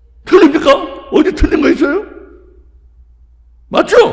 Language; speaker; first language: Korean; native; Korean